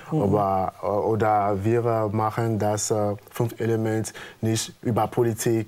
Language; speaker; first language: German; non-native, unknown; French